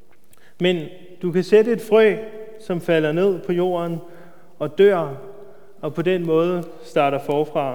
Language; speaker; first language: Danish; native; Danish